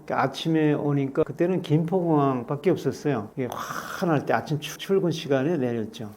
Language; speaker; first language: Korean; native; Korean